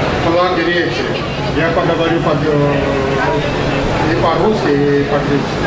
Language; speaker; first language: Russian; non-native, local second language; Armenian